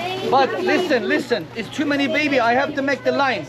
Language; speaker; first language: English; non-native, learner; Turkish